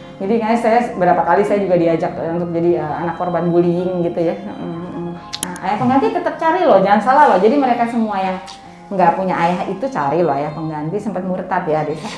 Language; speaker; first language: Indonesian; native; Indonesian